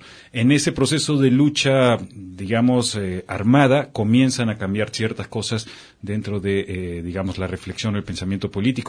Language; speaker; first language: Spanish; native; Spanish